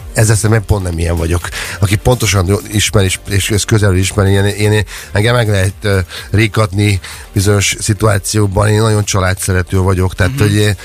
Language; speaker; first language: Hungarian; native; Hungarian